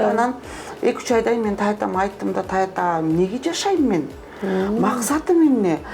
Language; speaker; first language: Kyrgyz; non-native, local second language; Russian